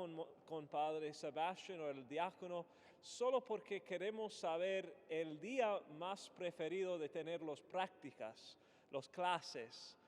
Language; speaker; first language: Spanish; non-native, fluent; English